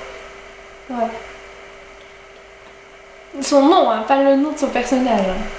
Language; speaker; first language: French; native; French